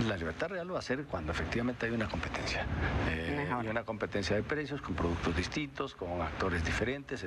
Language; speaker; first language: Spanish; native; Spanish